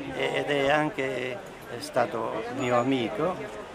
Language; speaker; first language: Italian; native; Italian